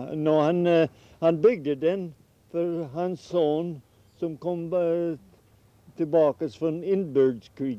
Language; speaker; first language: Swedish; early bilingual, heritage; Swedish